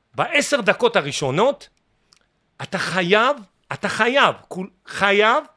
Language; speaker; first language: Hebrew; native; Hebrew